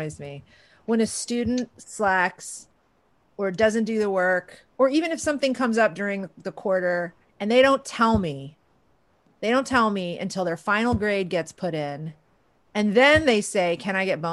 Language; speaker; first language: English; early bilingual, other home language; Persian